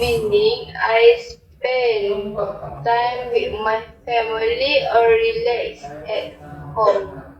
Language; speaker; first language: English; non-native, local second language; Malay